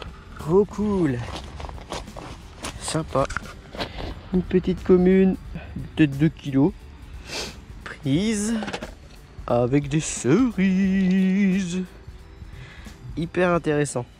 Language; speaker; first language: French; native; French